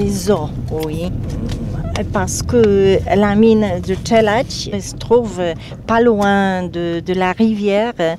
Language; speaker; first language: French; non-native, fluent; Polish